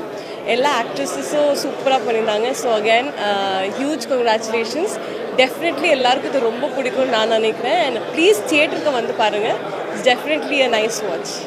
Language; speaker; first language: Tamil; non-native, fluent; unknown